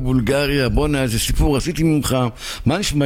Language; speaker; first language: Hebrew; native; Hebrew